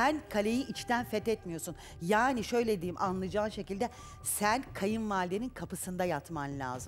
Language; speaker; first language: Turkish; native; Turkish